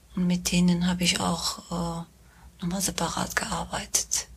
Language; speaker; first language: German; non-native, fluent; Persian